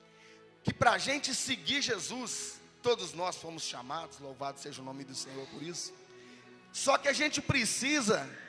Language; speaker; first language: Portuguese; native; Portuguese